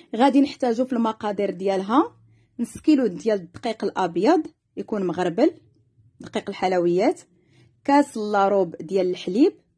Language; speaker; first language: Arabic; native; Arabic